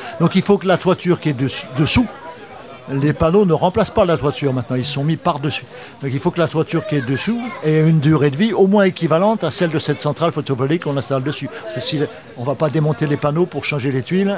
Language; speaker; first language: French; native; French